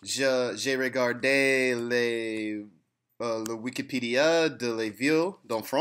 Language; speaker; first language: French; non-native, learner; English